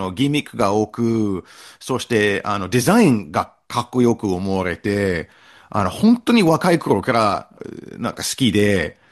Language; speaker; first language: Japanese; non-native, fluent; English